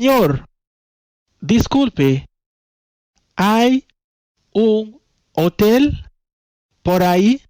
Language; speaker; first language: Spanish; non-native, fluent; Haitian Creole